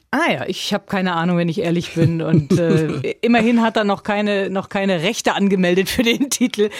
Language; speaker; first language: German; native; German